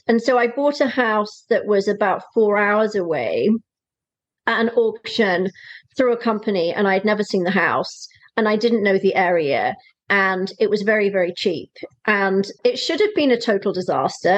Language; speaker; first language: English; native; English